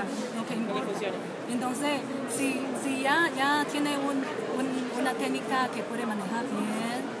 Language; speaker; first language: Spanish; non-native, learner; Chinese